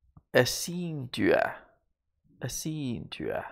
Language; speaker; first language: Finnish; non-native, learner; English